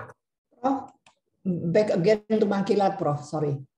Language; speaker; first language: English; non-native, learner; Indonesian